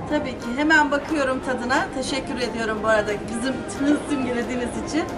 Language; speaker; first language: Turkish; native; Turkish